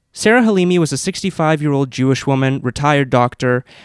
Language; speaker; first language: English; native; English